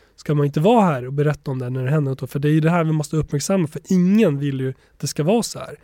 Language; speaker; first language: Swedish; early bilingual, other home language; Albanian